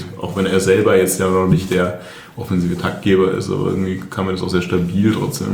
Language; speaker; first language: German; native; German